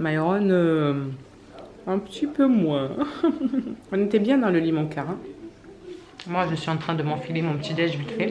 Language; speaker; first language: French; native; French